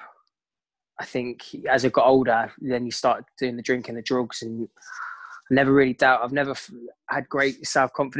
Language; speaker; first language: English; native; English